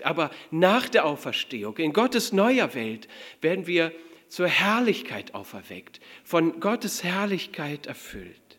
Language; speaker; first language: German; native; German